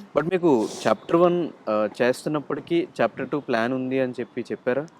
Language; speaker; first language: Telugu; native; Telugu